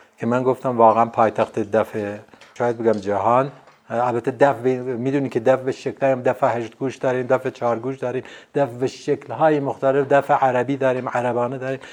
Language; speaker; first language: Persian; non-native, local second language; Central Kurdish